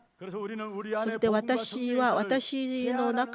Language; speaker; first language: Japanese; non-native, fluent; Korean